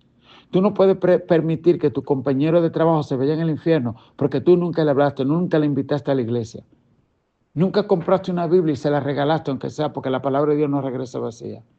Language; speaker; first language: Spanish; native; Spanish